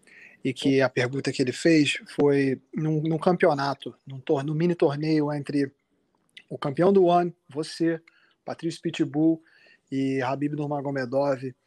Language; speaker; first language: Portuguese; native; Portuguese